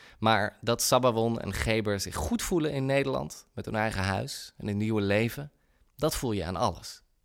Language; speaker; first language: Dutch; native; Dutch